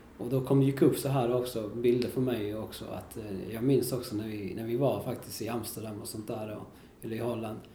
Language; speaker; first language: Swedish; early bilingual, other home language; Spanish